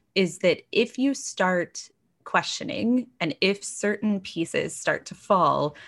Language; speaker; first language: English; native; English